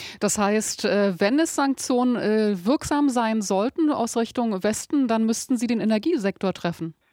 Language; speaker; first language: German; native; German